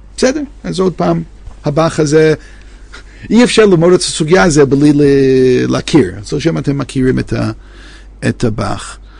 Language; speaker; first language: Hebrew; non-native, fluent; English